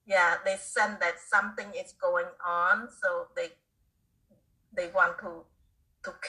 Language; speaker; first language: English; non-native, fluent; Khmer